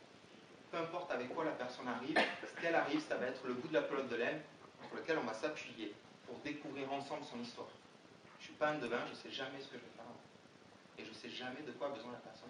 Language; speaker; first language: French; native; French